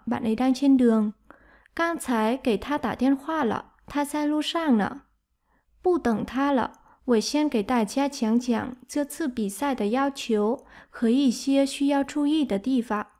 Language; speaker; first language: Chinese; non-native, fluent; Vietnamese